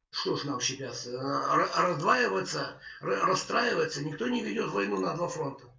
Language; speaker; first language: Russian; native; Russian